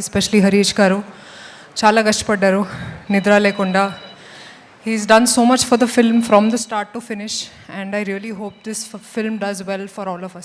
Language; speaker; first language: Telugu; non-native, fluent; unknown